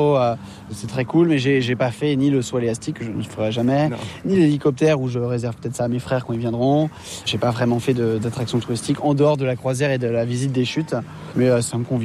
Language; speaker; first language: French; native; French